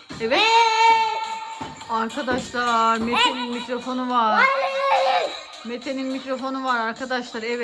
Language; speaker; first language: Turkish; native; Turkish